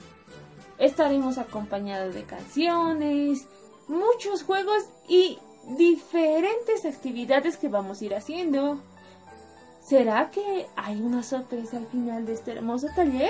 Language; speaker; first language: Spanish; native; Spanish